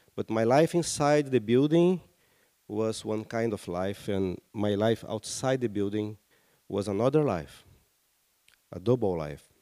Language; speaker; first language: English; non-native, fluent; Portuguese